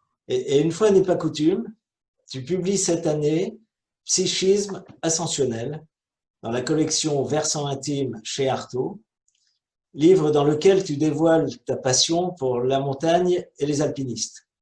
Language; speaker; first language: French; native; French